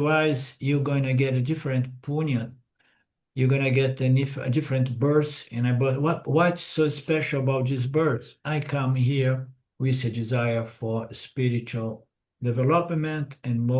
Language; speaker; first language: English; non-native, fluent; Portuguese